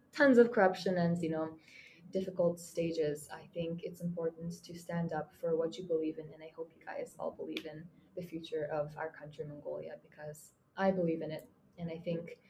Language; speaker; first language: English; non-native, fluent; Mongolian